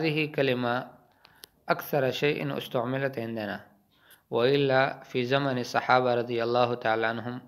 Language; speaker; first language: Arabic; non-native, fluent; Urdu